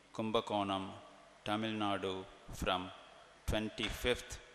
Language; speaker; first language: English; non-native, local second language; Tamil